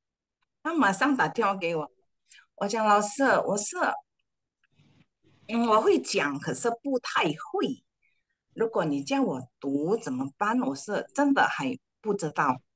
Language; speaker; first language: Chinese; early bilingual, heritage; Chinese